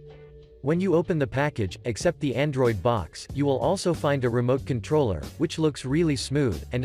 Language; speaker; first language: English; non-native, fluent; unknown